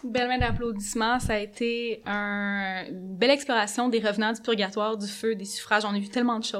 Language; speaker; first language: French; native; French